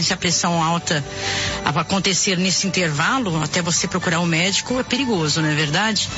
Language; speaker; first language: Portuguese; native; Portuguese